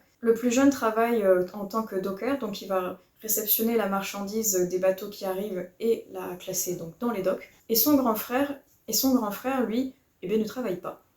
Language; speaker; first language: French; native; French